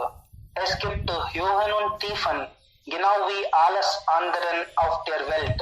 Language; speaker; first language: German; non-native, learner; Hindi